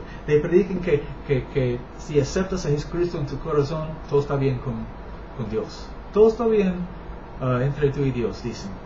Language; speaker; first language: Spanish; non-native, learner; English